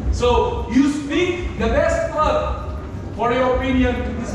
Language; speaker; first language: English; non-native, learner; Portuguese